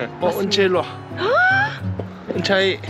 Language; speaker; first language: Korean; native; Korean